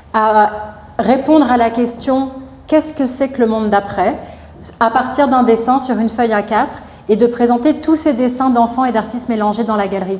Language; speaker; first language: French; native; French